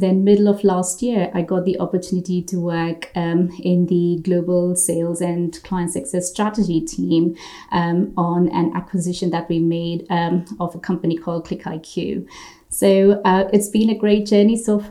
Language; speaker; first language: English; non-native, local second language; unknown